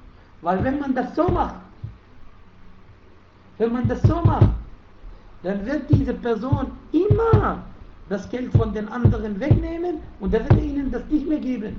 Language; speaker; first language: German; non-native, fluent; Arabic